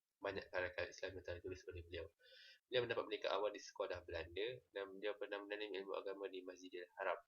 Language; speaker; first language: Malay; native; Malay